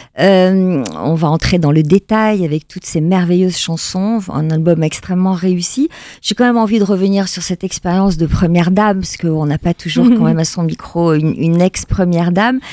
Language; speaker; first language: French; native; French